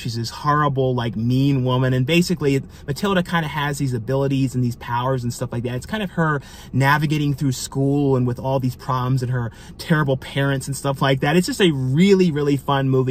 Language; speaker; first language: English; native; English